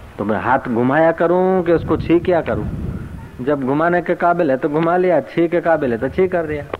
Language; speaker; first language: Hindi; non-native, local second language; Sindhi